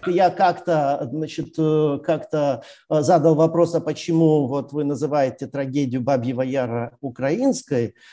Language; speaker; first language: Russian; native; Russian